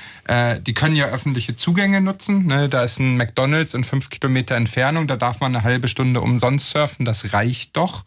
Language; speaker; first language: German; native; German